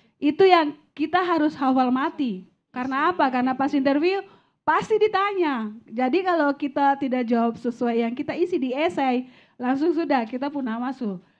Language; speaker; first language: Indonesian; native; Indonesian